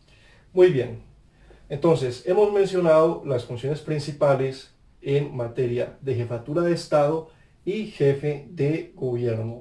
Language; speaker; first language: Spanish; native; Spanish